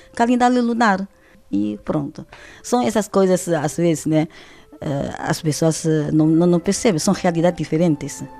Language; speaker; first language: Portuguese; non-native, fluent; Chinese